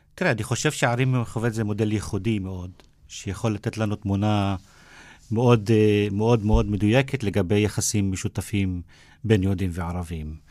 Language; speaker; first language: Hebrew; non-native, local second language; Arabic